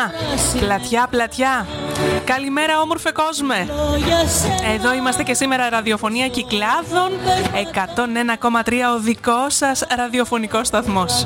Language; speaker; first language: Greek; native; Greek